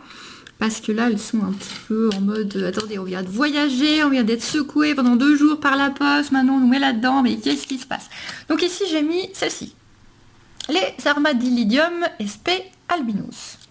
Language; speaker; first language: French; native; French